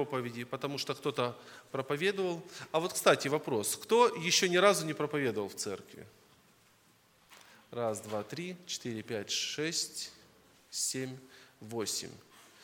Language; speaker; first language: Russian; native; Russian